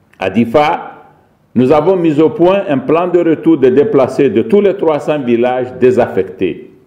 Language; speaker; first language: French; non-native, local second language; Arabic